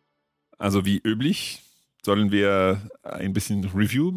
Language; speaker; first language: German; non-native, learner; English